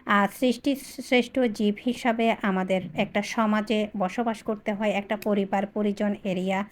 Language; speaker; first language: Bangla; non-native, local second language; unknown